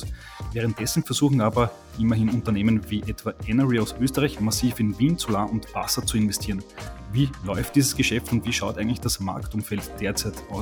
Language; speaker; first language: German; native; German